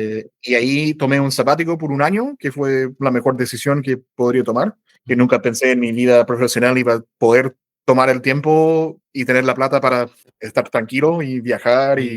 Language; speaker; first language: Spanish; non-native, fluent; English